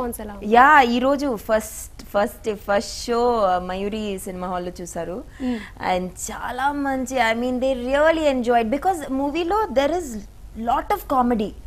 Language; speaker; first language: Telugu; non-native, learner; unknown